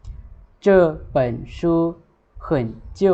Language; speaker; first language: Chinese; non-native, fluent; Lao